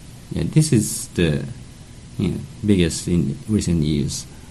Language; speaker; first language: English; non-native, learner; Japanese